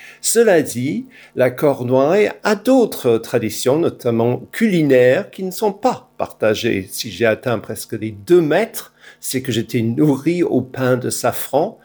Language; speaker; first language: French; non-native, fluent; English